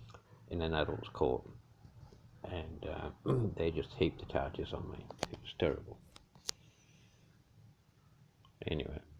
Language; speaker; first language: English; native; English